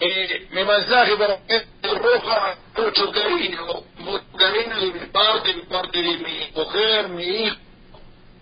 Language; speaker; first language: Spanish; non-native, learner; Arabic